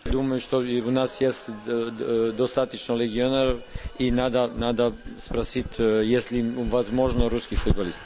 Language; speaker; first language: Russian; non-native, learner; Serbian